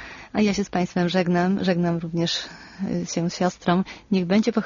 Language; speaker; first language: Polish; native; Polish